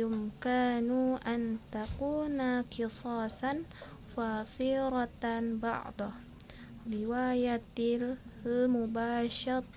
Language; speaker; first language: Arabic; non-native, learner; Indonesian